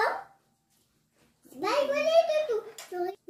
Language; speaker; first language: Vietnamese; early bilingual, heritage; Vietnamese